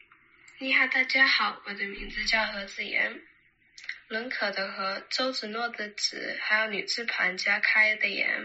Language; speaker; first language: Chinese; early bilingual, other home language; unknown